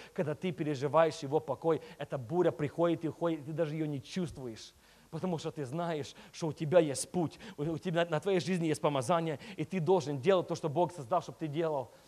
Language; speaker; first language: Russian; early bilingual, heritage; Russian